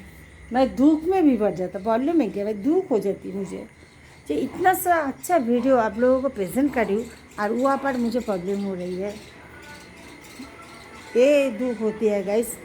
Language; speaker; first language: Hindi; non-native, local second language; Bangla